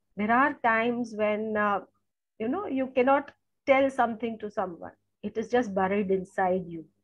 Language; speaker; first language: English; non-native, local second language; Gujarati